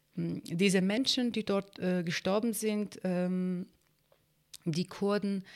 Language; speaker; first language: German; non-native, fluent; Turkish